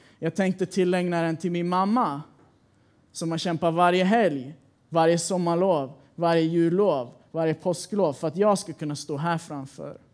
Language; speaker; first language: Swedish; early bilingual, other home language; Persian